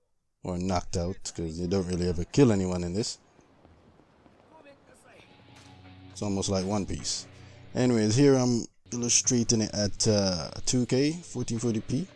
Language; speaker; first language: English; native; English